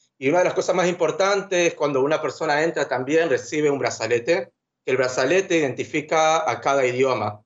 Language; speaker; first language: Spanish; native; Spanish